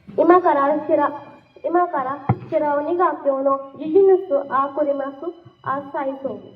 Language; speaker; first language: Japanese; non-native, learner; Marathi